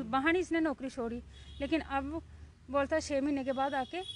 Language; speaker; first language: Hindi; native; Hindi